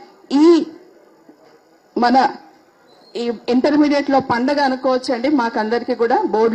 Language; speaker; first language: Telugu; native; Telugu